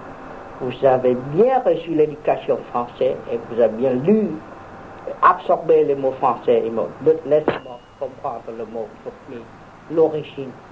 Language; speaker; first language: French; non-native, fluent; Vietnamese